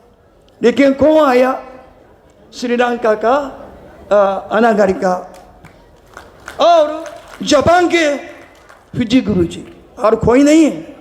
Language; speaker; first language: Hindi; non-native, learner; Japanese